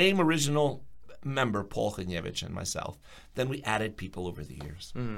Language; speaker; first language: English; early bilingual, other home language; Ukrainian